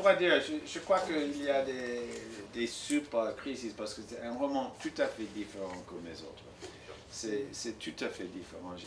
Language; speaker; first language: French; non-native, fluent; English